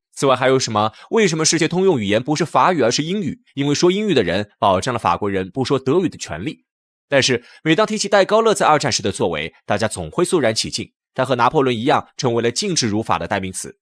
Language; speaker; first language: Chinese; native; Chinese